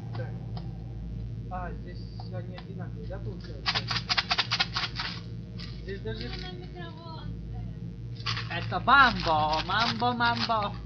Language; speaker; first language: Russian; native; Russian